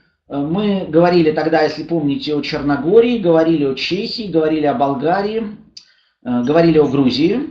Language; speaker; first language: Russian; native; Russian